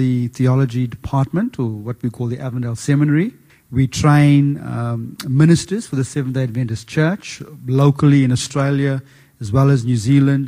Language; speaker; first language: English; native; English